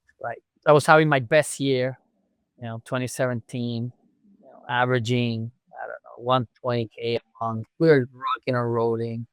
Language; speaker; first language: English; non-native, local second language; Spanish